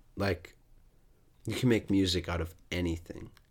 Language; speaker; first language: English; native; English